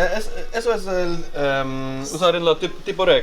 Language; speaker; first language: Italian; non-native, learner; Norwegian